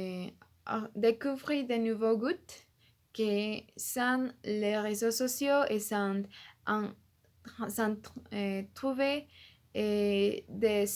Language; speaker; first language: French; non-native, learner; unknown